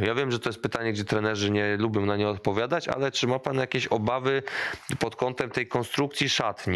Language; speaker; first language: Polish; native; Polish